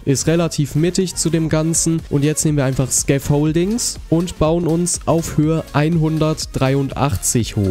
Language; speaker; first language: German; native; German